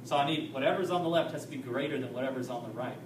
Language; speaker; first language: English; native; English